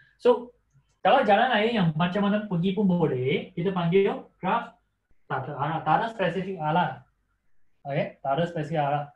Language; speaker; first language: Malay; non-native, local second language; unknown